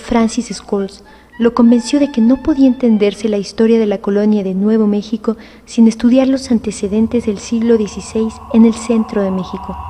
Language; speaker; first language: Spanish; native; Spanish